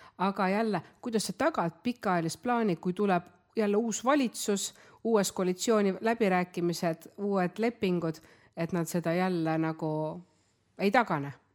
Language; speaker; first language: Estonian; non-native, local second language; Russian